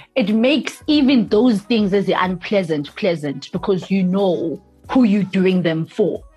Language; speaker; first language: English; non-native, local second language; Zulu